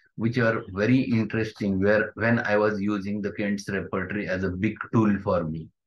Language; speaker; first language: English; non-native, local second language; Marathi